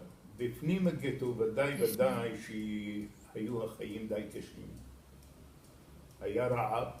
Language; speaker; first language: Hebrew; non-native, fluent; Arabic